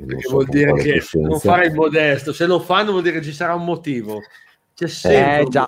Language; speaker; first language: Italian; native; Italian